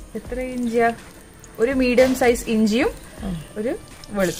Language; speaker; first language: Malayalam; native; Malayalam